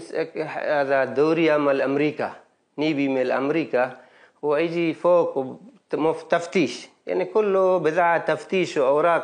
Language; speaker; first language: Arabic; non-native, learner; Baluchi